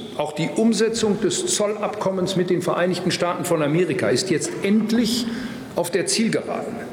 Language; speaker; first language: German; native; German